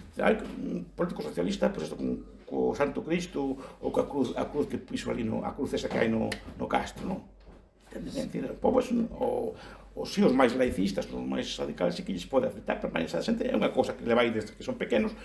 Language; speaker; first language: Galician; non-native, local second language; Spanish